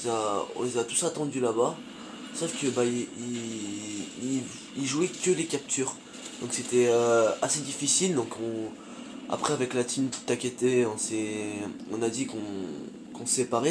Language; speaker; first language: French; native; French